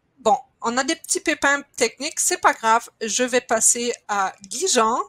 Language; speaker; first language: French; non-native, fluent; German